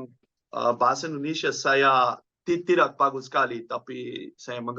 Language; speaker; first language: Indonesian; non-native, learner; Dutch